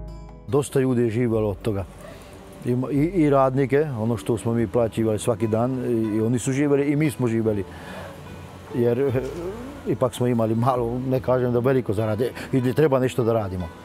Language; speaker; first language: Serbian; non-native, local second language; Hungarian